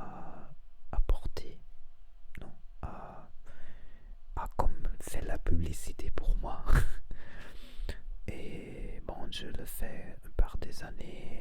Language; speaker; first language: French; non-native, learner; Spanish